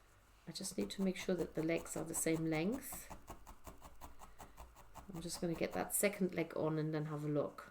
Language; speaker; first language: English; native; English